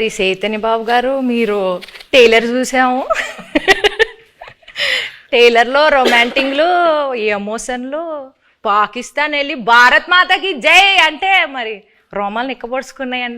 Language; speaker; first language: Telugu; native; Telugu